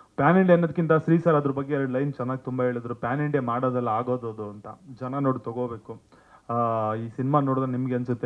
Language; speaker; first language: Kannada; native; Kannada